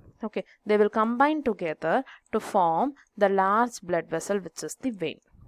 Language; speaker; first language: English; non-native, local second language; Malayalam